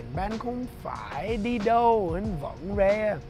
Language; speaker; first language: Vietnamese; early bilingual, heritage; English